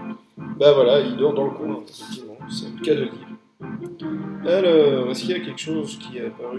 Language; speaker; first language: French; native; French